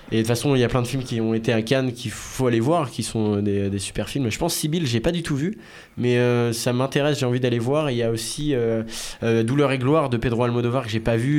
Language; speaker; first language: French; native; French